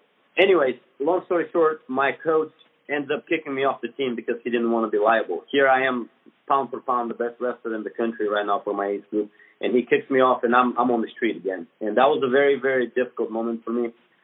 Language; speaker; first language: English; non-native, fluent; Bulgarian